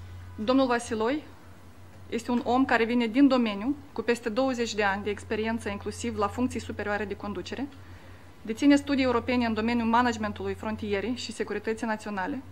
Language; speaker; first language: Romanian; native; Romanian